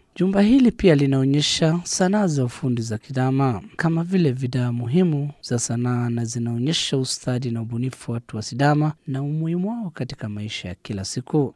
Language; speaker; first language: Swahili; non-native, fluent; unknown